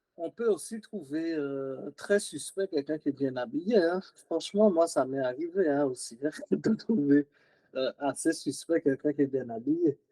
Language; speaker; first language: French; native; French